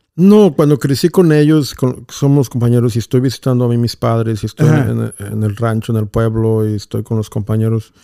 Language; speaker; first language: Spanish; native; Spanish